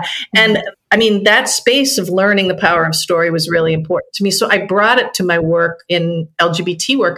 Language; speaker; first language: English; native; English